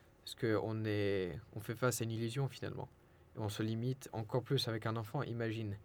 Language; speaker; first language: French; non-native, fluent; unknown